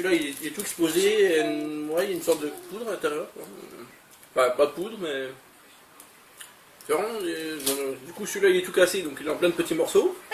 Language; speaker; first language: French; native; French